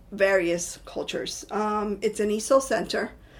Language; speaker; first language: English; non-native, fluent; Spanish